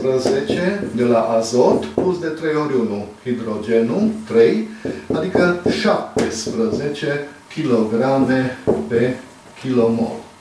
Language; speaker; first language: Romanian; native; Romanian